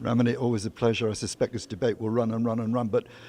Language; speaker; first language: English; native; English